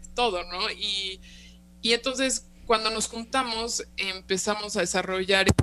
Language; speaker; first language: Spanish; native; Spanish